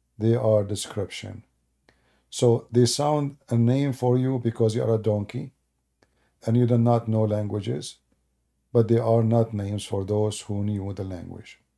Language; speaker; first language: English; non-native, fluent; Arabic